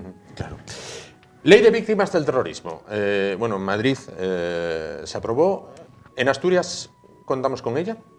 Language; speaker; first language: Spanish; native; Spanish